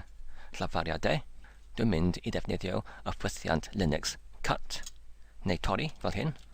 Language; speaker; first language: Welsh; non-native, learner; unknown